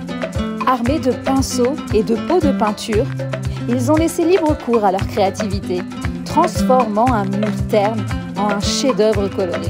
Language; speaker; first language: French; native; French